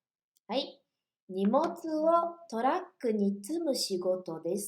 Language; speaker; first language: Japanese; non-native, learner; Portuguese